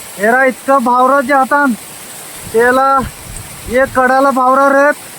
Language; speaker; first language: Marathi; non-native, local second language; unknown